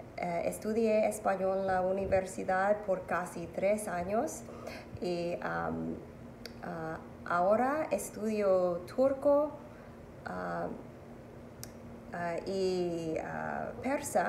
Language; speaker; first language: Spanish; non-native, learner; English